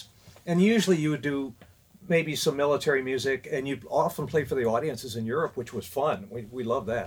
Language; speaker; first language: English; native; English